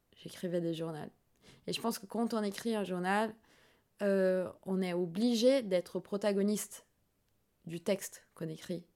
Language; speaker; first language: French; non-native, fluent; Portuguese